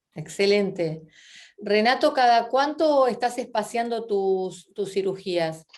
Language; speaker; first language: Spanish; native; Spanish